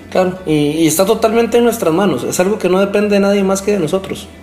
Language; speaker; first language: Spanish; native; Spanish